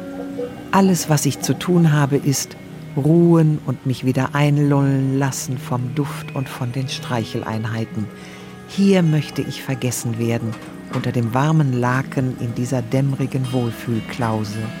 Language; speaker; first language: German; native; German